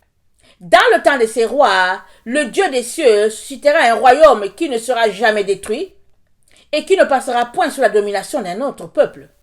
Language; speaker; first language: French; native; French